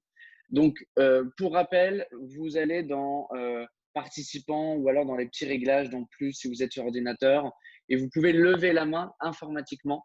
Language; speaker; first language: French; native; French